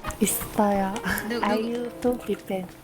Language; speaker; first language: Korean; non-native, learner; Chinese